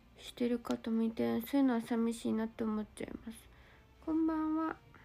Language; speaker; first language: Japanese; native; Japanese